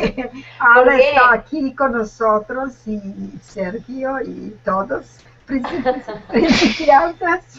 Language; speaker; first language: Spanish; non-native, learner; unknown